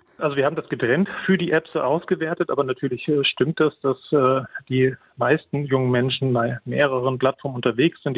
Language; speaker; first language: German; native; German